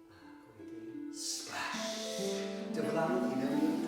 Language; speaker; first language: Welsh; non-native, fluent; English